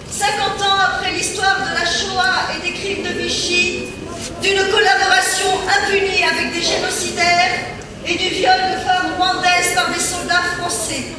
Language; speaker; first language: French; native; French